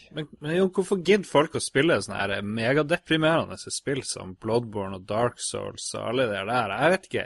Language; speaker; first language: Norwegian; native; Norwegian